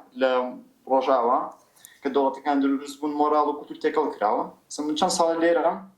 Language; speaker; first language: Central Kurdish; non-native, local second language; Gurani